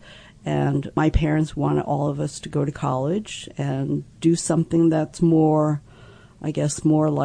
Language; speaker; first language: English; early bilingual, other home language; Cantonese